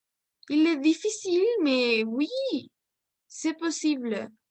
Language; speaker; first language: French; non-native, learner; Spanish